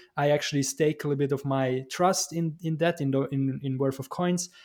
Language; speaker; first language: English; non-native, fluent; German